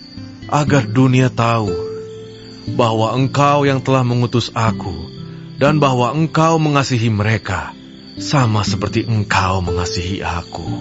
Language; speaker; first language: Indonesian; native; Indonesian